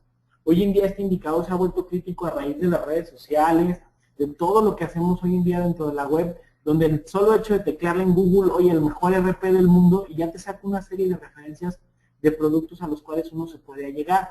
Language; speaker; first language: Spanish; native; Spanish